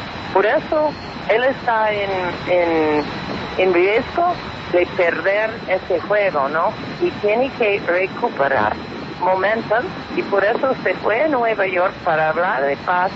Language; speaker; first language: Spanish; non-native, fluent; English